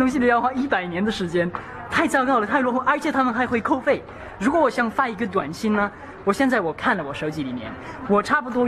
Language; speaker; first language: Chinese; non-native, fluent; French